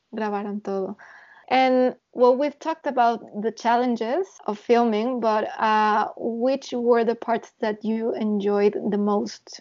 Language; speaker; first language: English; non-native, fluent; Spanish